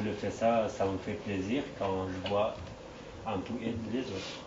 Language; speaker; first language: French; non-native, learner; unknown